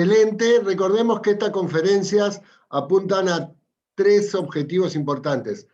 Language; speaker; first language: Spanish; native; Spanish